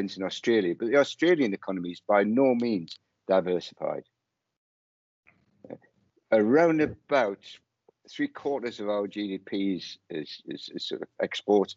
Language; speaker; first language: English; native; English